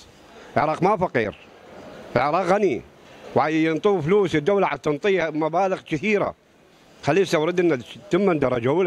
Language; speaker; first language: Arabic; native; Arabic